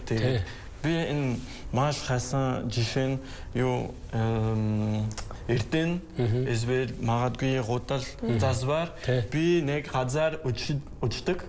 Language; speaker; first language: Mongolian; non-native, learner; French